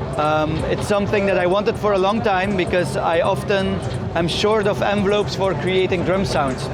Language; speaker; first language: English; non-native, fluent; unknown